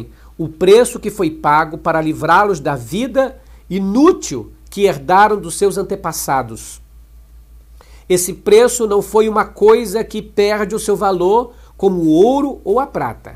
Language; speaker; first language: Portuguese; native; Portuguese